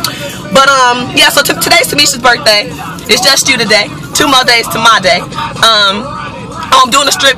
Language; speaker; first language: English; native; English